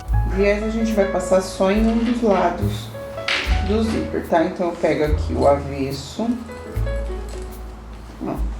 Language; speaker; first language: Portuguese; native; Portuguese